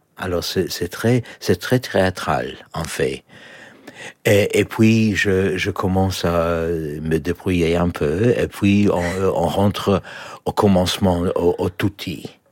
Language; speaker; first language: French; non-native, fluent; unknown